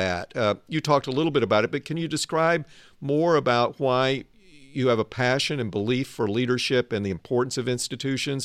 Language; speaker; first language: English; native; English